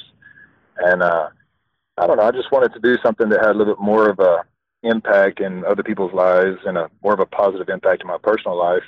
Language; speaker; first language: English; native; English